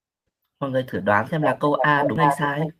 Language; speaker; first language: Vietnamese; native; Vietnamese